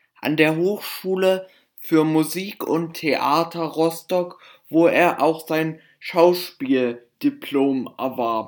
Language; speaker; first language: German; native; German